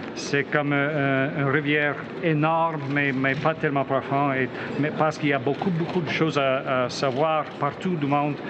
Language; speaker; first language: French; non-native, learner; English